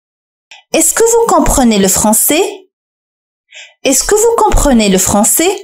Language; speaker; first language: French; non-native, fluent; Arabic